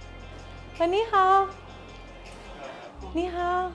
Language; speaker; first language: Chinese; non-native, learner; English